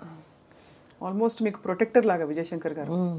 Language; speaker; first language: Telugu; native; Telugu